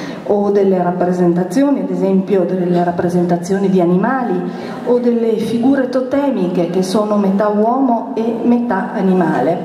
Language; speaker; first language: Italian; native; Italian